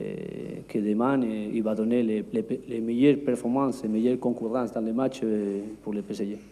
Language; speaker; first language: French; non-native, learner; Spanish